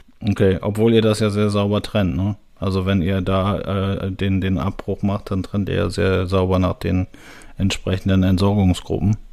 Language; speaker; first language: German; native; German